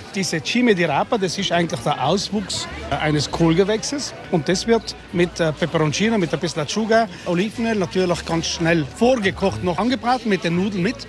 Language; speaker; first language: German; native; German